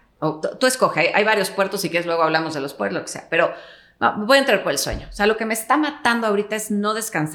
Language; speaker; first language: Spanish; native; Spanish